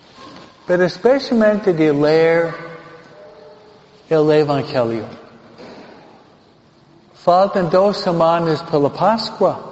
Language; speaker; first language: Spanish; non-native, fluent; English